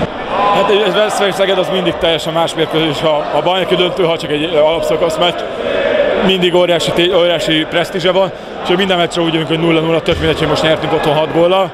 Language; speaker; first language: Hungarian; native; Hungarian